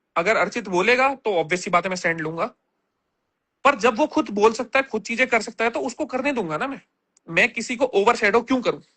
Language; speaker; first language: Hindi; native; Hindi